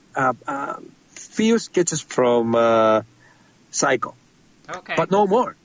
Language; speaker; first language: English; non-native, fluent; Spanish